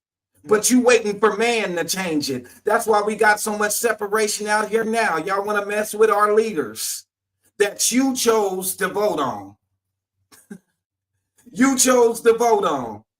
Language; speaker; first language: English; native; English